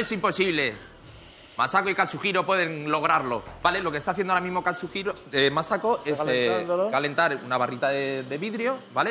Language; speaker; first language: Spanish; native; Spanish